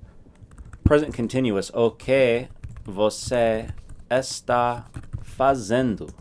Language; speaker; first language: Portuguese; non-native, fluent; English